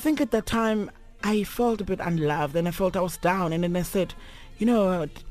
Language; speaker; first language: English; non-native, local second language; Swati